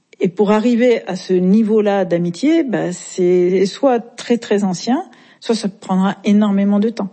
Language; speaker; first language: French; native; French